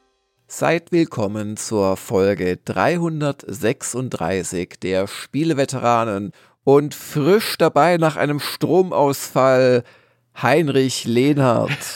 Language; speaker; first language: German; native; German